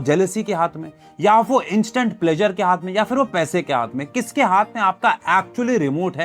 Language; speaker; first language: Hindi; native; Hindi